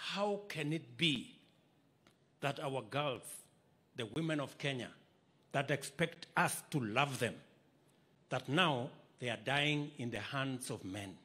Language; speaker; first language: English; non-native, local second language; Swahili